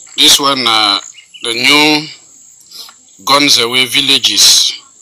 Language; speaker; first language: Nigerian Pidgin; native; Nigerian Pidgin